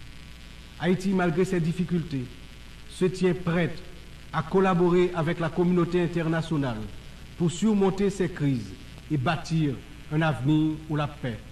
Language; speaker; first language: French; non-native, local second language; Haitian Creole